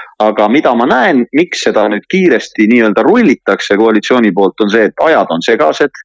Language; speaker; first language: Estonian; native; Estonian